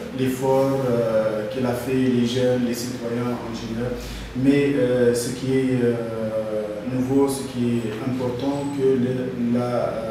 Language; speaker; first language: French; non-native, local second language; Arabic